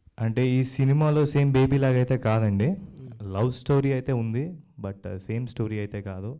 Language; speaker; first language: Telugu; native; Telugu